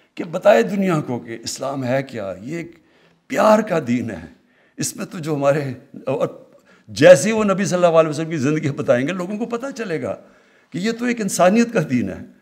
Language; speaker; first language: Urdu; native; Urdu